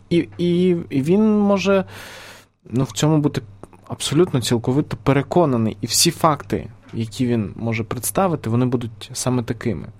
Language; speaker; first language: Ukrainian; native; Ukrainian